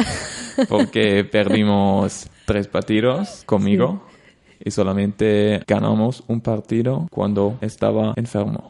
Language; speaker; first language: Spanish; non-native, learner; German